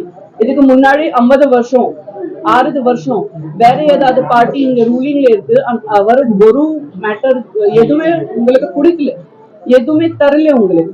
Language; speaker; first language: Tamil; non-native, learner; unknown